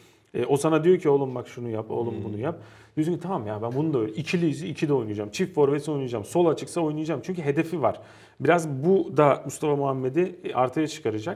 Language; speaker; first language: Turkish; native; Turkish